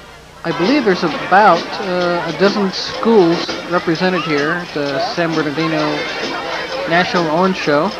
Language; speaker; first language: English; native; English